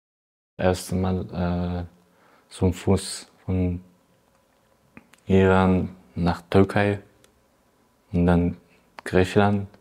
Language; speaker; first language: German; non-native, learner; Persian